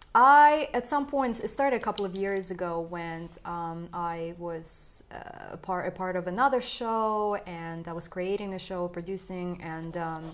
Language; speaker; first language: English; early bilingual, other home language; Russian